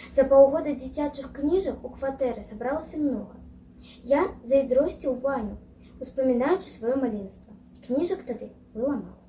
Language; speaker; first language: Belarusian; native; Belarusian